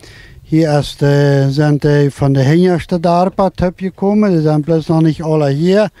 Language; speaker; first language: German; non-native, local second language; Plautdietsch